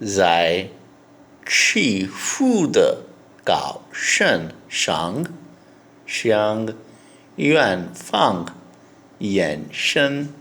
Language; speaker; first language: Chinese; non-native, learner; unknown